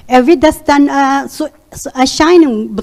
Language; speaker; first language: German; non-native, learner; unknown